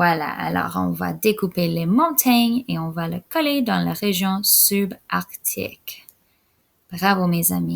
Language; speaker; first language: French; non-native, local second language; English